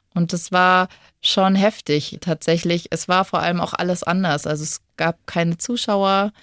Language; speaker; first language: German; native; German